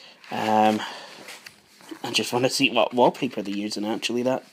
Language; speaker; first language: English; native; English